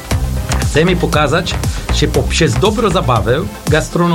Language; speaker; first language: Polish; non-native, learner; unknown